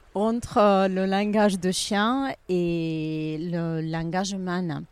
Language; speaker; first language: French; non-native, fluent; Ukrainian